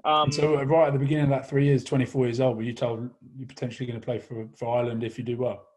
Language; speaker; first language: English; native; English